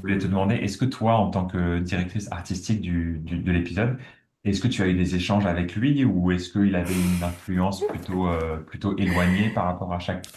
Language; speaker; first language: French; native; French